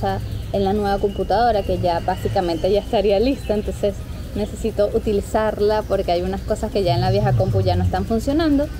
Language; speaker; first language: Spanish; native; Spanish